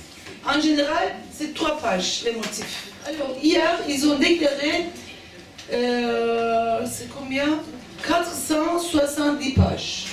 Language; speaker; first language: French; non-native, fluent; Turkish